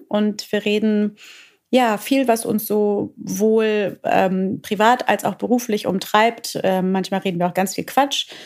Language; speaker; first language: German; early bilingual, other home language; Portuguese